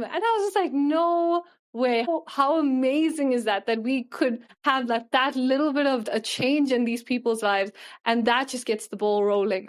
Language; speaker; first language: English; early bilingual, other home language; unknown